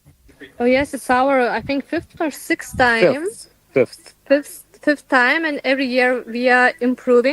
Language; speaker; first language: English; non-native, fluent; Ukrainian